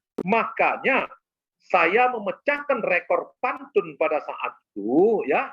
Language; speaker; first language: Indonesian; native; Indonesian